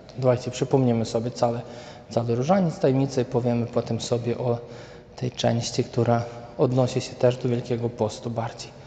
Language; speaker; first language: Polish; native; Polish